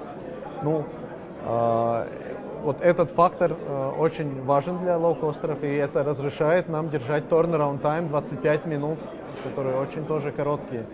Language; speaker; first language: Russian; non-native, local second language; Latvian